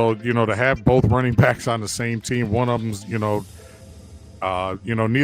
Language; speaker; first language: English; native; English